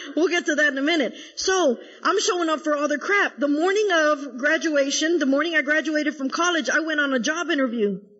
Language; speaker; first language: English; early bilingual, other home language; Spanish